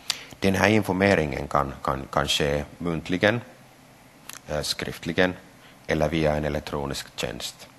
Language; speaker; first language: Swedish; non-native, local second language; Finnish